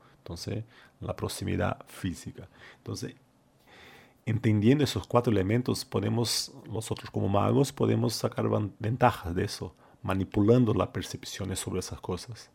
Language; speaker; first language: Spanish; non-native, fluent; Portuguese